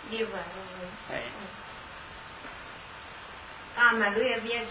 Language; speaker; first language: Italian; non-native, local second language; Friulian